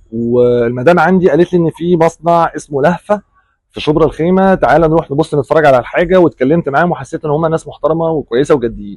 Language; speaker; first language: Arabic; native; Arabic